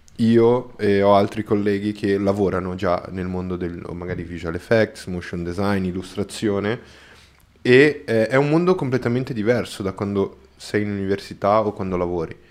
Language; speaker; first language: Italian; native; Italian